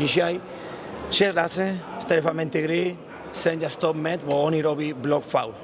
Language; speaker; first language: Polish; non-native, learner; Spanish